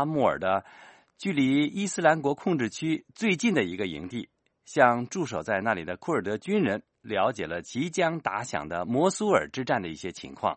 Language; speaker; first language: Chinese; native; Chinese